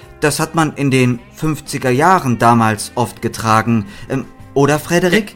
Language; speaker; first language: German; native; German